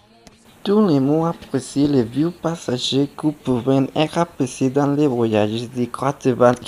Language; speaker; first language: French; non-native, learner; Spanish